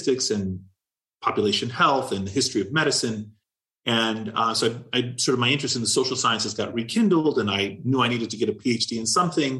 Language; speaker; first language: English; native; English